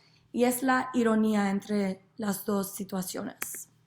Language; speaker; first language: Spanish; non-native, learner; English